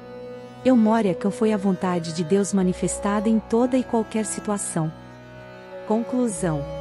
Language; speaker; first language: Portuguese; native; Portuguese